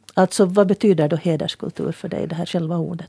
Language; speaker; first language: Swedish; native; Swedish